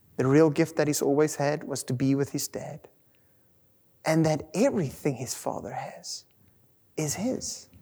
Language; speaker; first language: English; non-native, local second language; Afrikaans